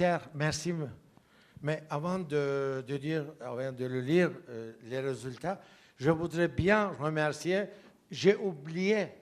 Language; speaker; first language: French; non-native, fluent; Turkish